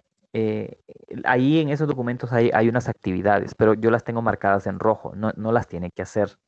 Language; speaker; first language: Spanish; native; Spanish